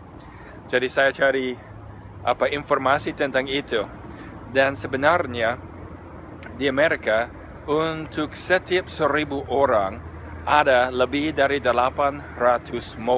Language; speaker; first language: Indonesian; non-native, fluent; English